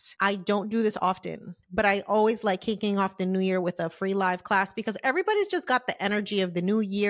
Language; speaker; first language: English; native; English